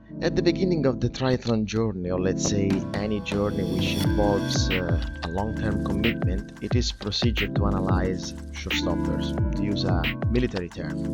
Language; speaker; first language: English; non-native, fluent; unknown